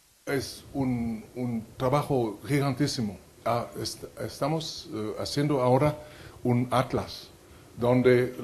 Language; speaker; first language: Spanish; non-native, fluent; French